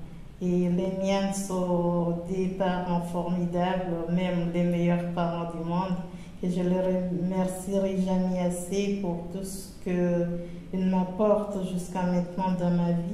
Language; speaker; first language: French; non-native, local second language; Comorian